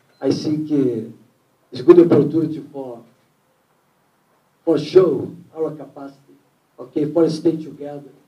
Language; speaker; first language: English; non-native, learner; Portuguese